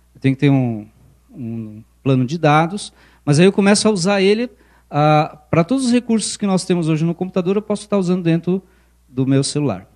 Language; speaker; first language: Portuguese; early bilingual, other home language; Spanish